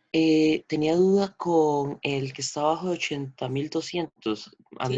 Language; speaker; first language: Spanish; native; Spanish